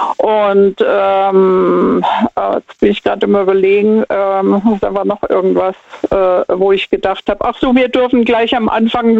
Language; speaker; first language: German; native; German